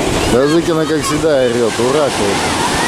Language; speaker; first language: Russian; native; Russian